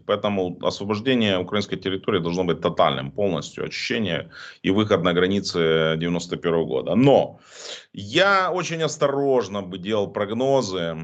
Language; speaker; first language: Russian; non-native, local second language; Ukrainian